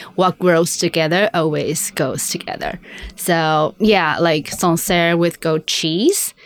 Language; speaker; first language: English; non-native, fluent; Chinese